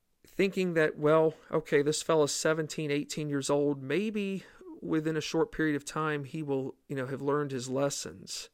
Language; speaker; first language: English; native; English